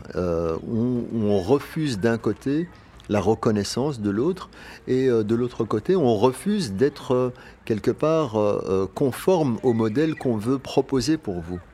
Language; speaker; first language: French; early bilingual, other home language; Arabic